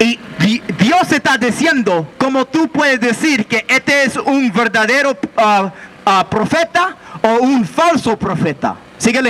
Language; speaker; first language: Spanish; non-native, learner; English